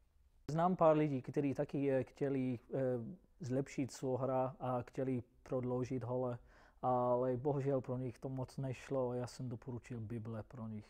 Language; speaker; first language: Czech; non-native, fluent; English